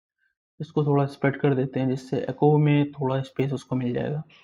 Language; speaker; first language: Hindi; native; Hindi